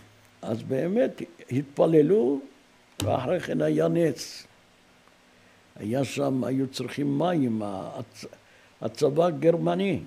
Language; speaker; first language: Hebrew; non-native, fluent; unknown